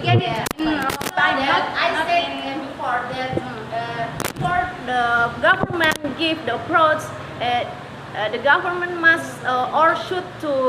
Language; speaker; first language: English; non-native, learner; Indonesian